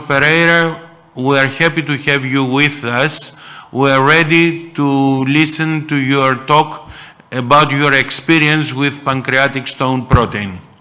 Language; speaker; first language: English; non-native, fluent; Greek